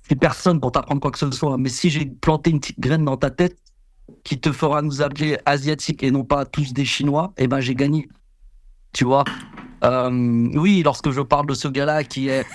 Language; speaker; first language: French; early bilingual, other home language; Vietnamese